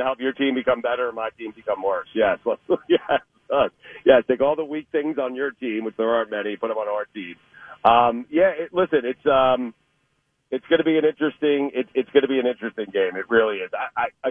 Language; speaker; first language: English; native; English